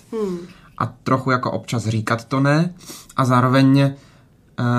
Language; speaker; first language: Czech; native; Czech